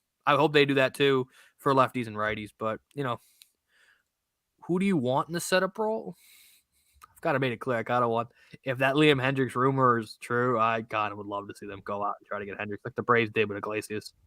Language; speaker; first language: English; native; English